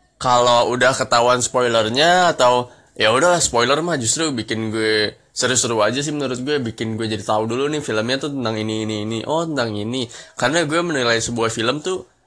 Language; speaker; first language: Indonesian; native; Indonesian